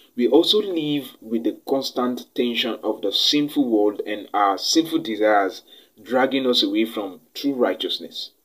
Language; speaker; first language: English; non-native, local second language; Yoruba